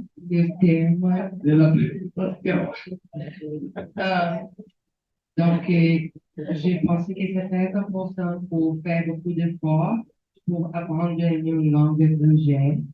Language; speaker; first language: French; non-native, learner; Portuguese